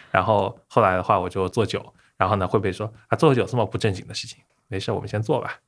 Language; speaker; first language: Chinese; native; Chinese